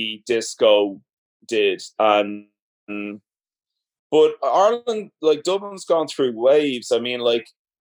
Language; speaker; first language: English; native; English